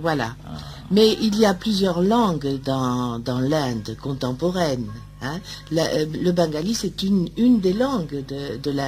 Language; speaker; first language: French; native; French